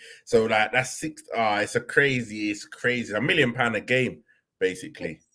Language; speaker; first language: English; native; English